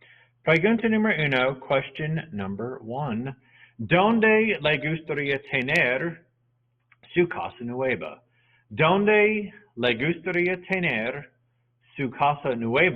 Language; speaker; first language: Spanish; non-native, fluent; English